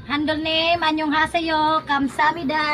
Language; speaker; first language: Korean; non-native, learner; Cebuano